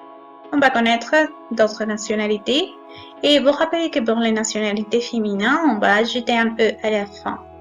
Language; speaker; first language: French; non-native, fluent; Spanish